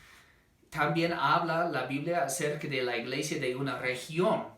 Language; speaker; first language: Spanish; non-native, fluent; English